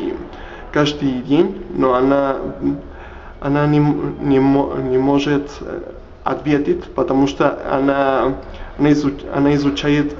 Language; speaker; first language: Russian; non-native, learner; Spanish